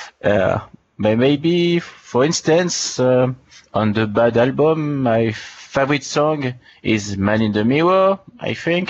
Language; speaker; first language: English; non-native, learner; French